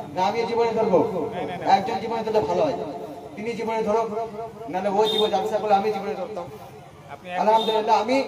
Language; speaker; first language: Bangla; non-native, local second language; Urdu